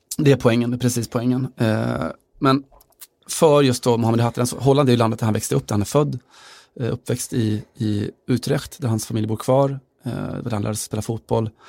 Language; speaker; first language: Swedish; native; Swedish